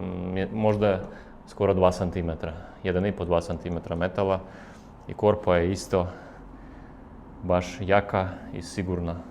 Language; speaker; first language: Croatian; non-native, fluent; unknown